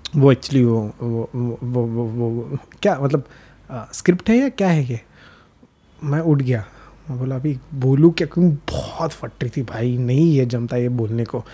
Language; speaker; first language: Hindi; non-native, local second language; Marathi